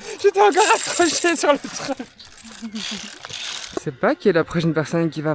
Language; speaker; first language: French; native; French